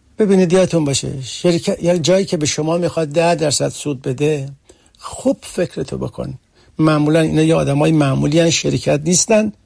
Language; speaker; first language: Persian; early bilingual, heritage; Persian